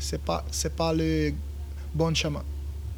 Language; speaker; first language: French; non-native, learner; Portuguese